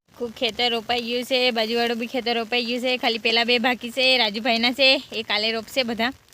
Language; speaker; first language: Gujarati; native; Gujarati